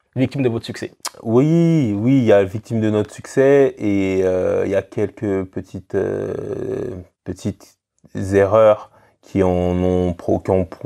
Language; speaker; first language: French; native; French